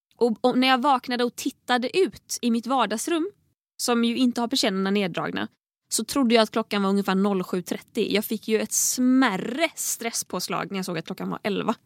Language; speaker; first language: Swedish; native; Swedish